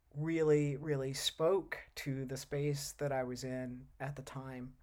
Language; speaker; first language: English; native; English